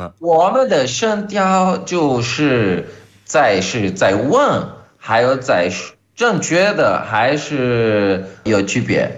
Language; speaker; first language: Chinese; non-native, fluent; Portuguese